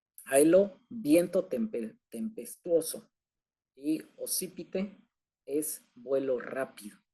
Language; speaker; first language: Spanish; native; Spanish